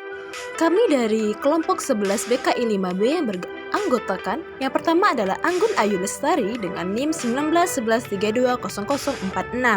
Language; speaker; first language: Indonesian; native; Indonesian